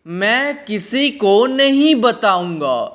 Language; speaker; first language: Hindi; non-native, local second language; Bangla